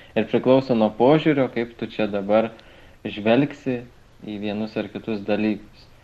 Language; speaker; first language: Lithuanian; native; Lithuanian